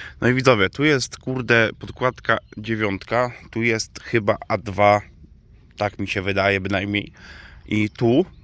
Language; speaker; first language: Polish; native; Polish